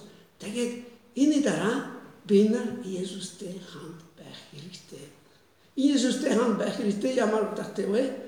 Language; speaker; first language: Mongolian; non-native, fluent; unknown